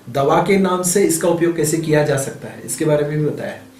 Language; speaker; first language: Hindi; non-native, local second language; Marathi